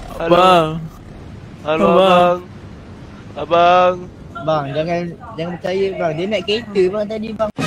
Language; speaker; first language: Malay; native; Malay